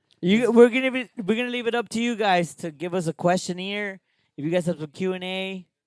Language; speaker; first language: English; early bilingual, other home language; Spanish